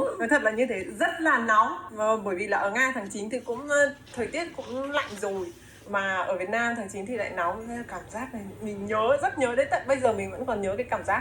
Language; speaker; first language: Vietnamese; non-native, fluent; Russian